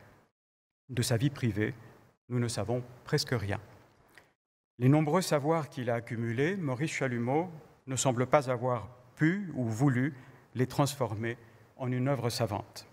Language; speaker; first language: French; native; French